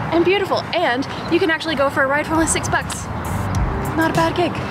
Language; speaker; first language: English; native; English